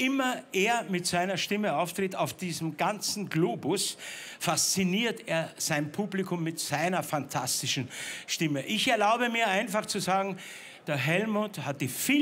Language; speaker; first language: German; native; German